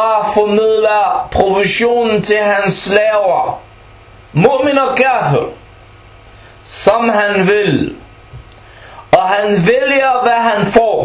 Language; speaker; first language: Danish; non-native, fluent; Arabic